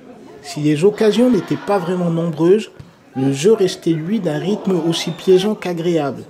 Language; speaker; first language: French; native; French